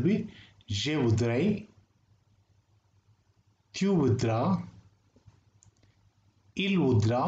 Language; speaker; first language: French; non-native, fluent; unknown